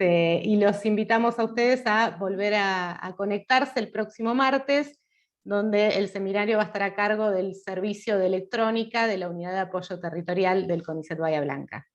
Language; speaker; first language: Spanish; native; Spanish